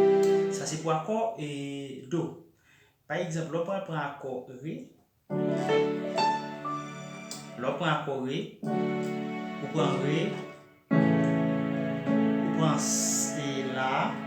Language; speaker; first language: French; non-native, local second language; Haitian Creole